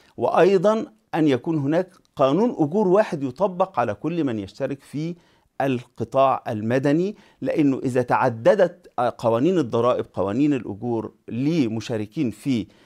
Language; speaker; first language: Arabic; native; Arabic